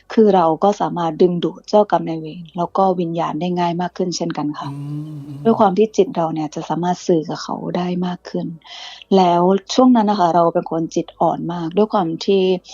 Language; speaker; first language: Thai; early bilingual, other home language; English